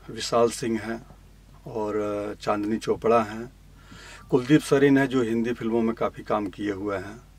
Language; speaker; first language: Hindi; native; Hindi